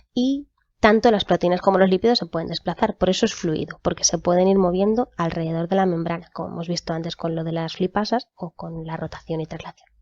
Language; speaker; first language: Spanish; native; Spanish